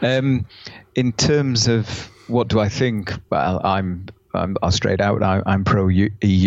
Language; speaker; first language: English; native; English